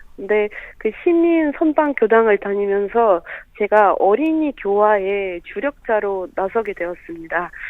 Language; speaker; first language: Korean; non-native, fluent; Russian